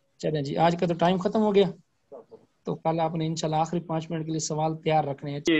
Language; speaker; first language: Urdu; native; Urdu